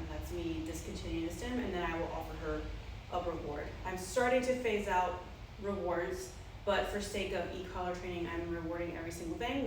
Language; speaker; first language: English; native; English